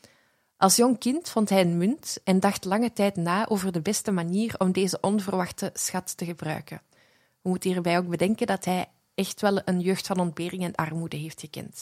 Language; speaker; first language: Dutch; native; Dutch